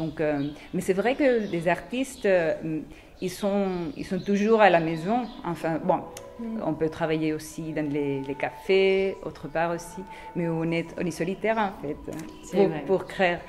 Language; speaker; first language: French; non-native, fluent; Spanish